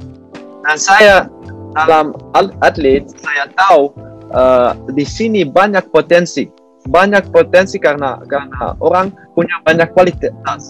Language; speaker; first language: Indonesian; non-native, learner; Dutch